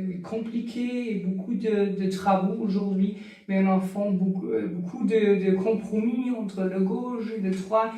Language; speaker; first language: French; non-native, learner; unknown